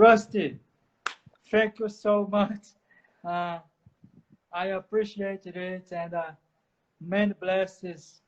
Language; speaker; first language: English; non-native, learner; Portuguese